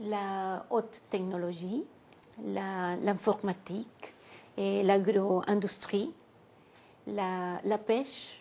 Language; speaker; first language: French; non-native, fluent; Spanish